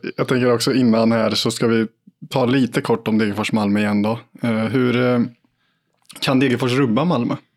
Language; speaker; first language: Swedish; native; Swedish